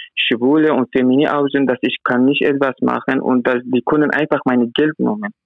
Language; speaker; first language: German; non-native, learner; Arabic